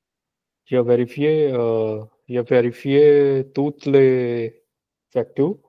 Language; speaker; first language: French; non-native, learner; Punjabi